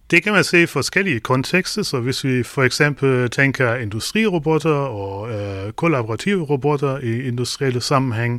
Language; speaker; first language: Danish; non-native, fluent; German